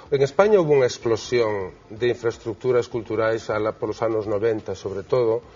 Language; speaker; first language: Galician; non-native, local second language; Spanish